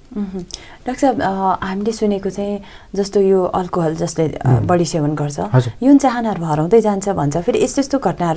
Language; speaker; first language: Nepali; native; Nepali